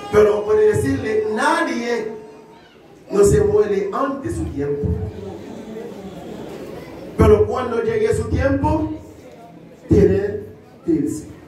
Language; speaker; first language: Spanish; non-native, learner; Haitian Creole